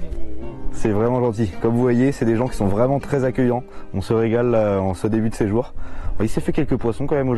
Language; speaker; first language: French; native; French